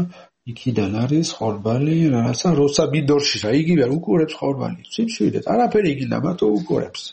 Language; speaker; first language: Georgian; non-native, learner; French